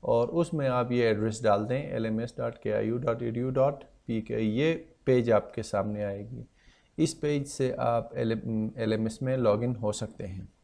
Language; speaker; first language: Urdu; non-native, local second language; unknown